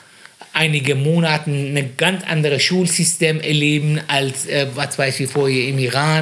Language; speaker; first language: German; non-native, fluent; Persian